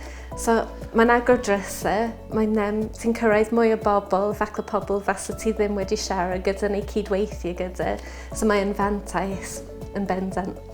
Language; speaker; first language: Welsh; non-native, fluent; English